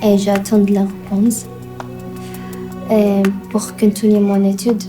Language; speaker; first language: French; non-native, learner; Arabic